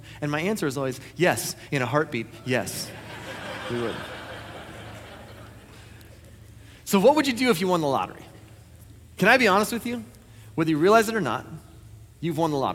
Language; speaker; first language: English; native; English